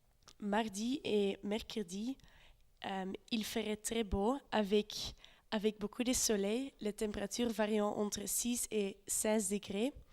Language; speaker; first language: French; non-native, learner; Dutch